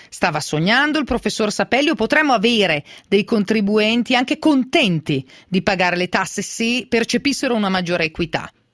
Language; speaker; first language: Italian; native; Italian